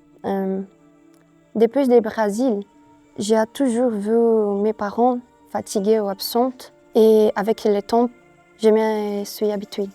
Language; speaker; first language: French; non-native, learner; Portuguese